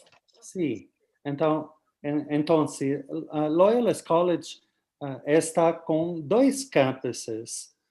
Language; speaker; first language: Portuguese; non-native, fluent; English